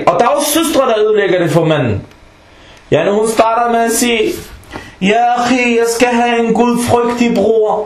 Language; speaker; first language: Danish; non-native, local second language; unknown